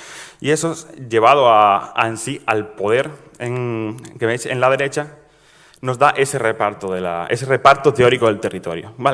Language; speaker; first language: Spanish; native; Spanish